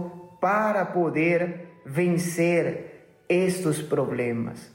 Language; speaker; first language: Spanish; non-native, fluent; Portuguese